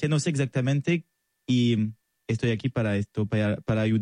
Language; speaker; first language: Spanish; non-native, fluent; French